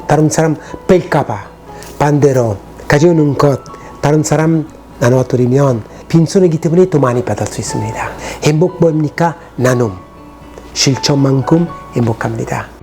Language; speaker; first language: Korean; non-native, fluent; Italian